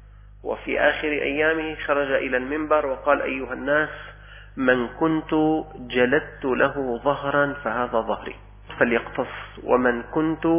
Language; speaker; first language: Arabic; native; Arabic